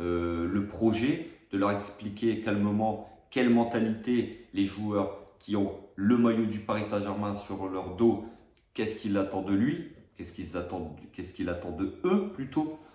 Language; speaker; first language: French; native; French